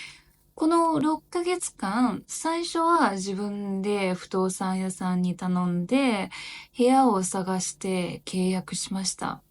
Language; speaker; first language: Japanese; non-native, learner; Chinese